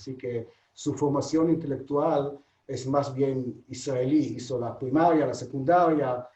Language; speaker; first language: Spanish; non-native, fluent; Hebrew